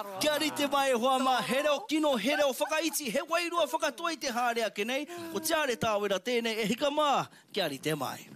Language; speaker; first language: Māori; native; Māori